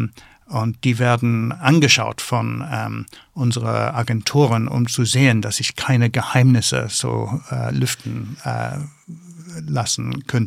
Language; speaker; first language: German; non-native, fluent; English